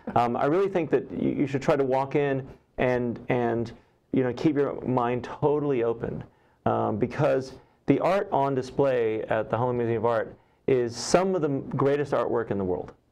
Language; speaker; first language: English; native; English